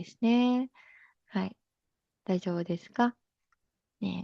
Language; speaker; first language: Japanese; non-native, fluent; Filipino